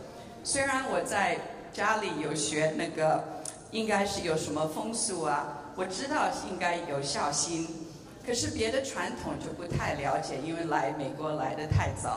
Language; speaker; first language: Chinese; early bilingual, heritage; English